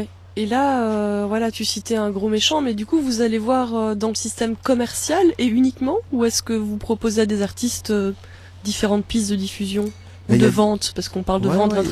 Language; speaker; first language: French; native; French